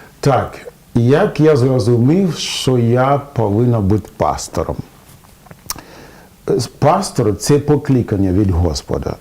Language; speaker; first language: Ukrainian; non-native, fluent; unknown